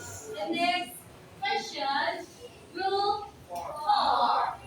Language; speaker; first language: English; non-native, learner; Indonesian